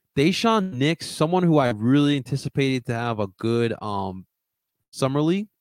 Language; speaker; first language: English; early bilingual, other home language; Spanish